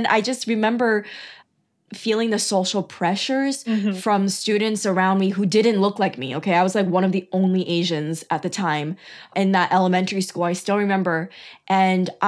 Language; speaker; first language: English; early bilingual, other home language; Chinese